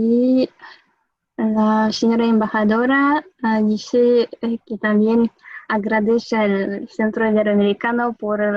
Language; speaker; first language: Spanish; non-native, fluent; Russian